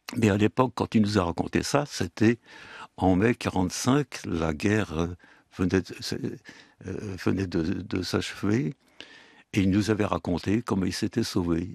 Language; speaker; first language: French; early bilingual, other home language; Yiddish